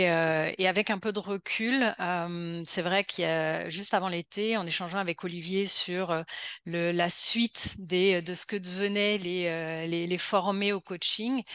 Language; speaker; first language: French; native; French